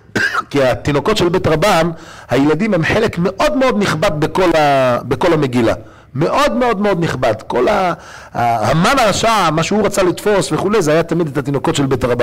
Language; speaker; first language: Hebrew; native; Hebrew